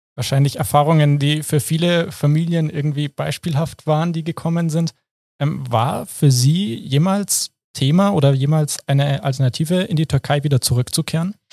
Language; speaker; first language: German; native; German